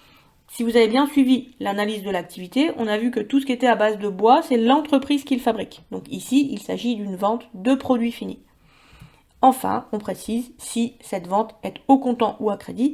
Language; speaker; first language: French; native; French